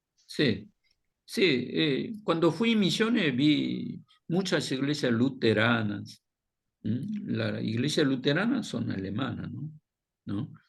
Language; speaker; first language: Spanish; non-native, fluent; Korean